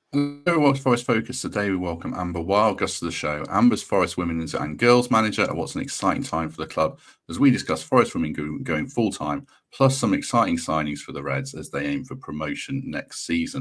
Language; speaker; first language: English; native; English